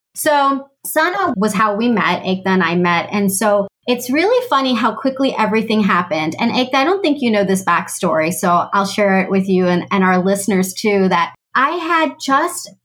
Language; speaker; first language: English; native; English